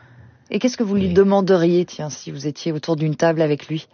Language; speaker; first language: French; native; French